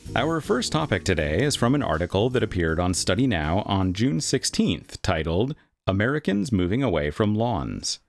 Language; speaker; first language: English; native; English